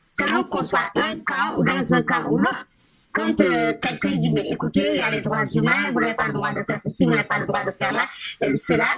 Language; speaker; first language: French; non-native, local second language; Wolof